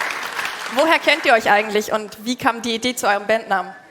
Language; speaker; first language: German; native; German